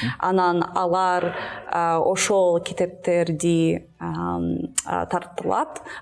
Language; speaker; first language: Kyrgyz; non-native, learner; English